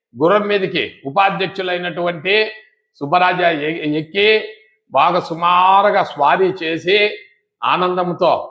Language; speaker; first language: Telugu; native; Telugu